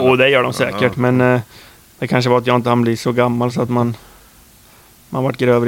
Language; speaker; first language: Swedish; native; Swedish